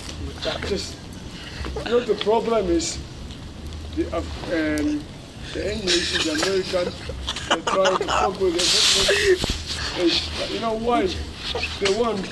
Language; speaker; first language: English; non-native, learner; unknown